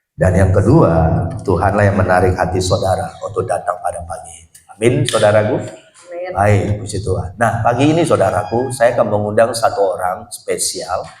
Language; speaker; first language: Indonesian; native; Indonesian